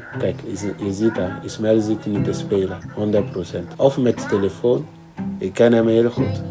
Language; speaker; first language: Dutch; non-native, fluent; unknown